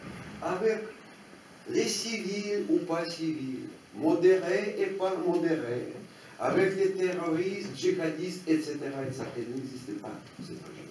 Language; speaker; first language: French; non-native, fluent; Russian